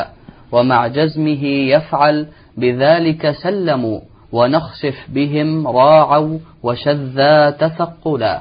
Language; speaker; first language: Arabic; native; Arabic